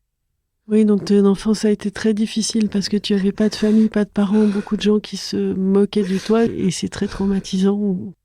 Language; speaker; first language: French; native; French